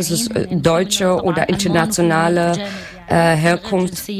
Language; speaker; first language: German; non-native, learner; Arabic